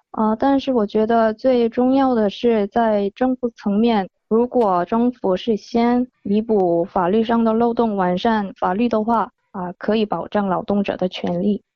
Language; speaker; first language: Chinese; non-native, fluent; Korean